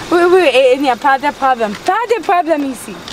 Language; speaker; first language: French; non-native, learner; English